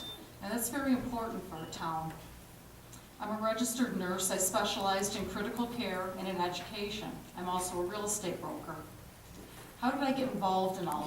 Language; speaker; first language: English; native; English